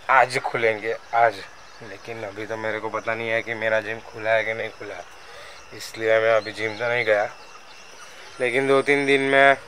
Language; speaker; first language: Hindi; non-native, local second language; Gujarati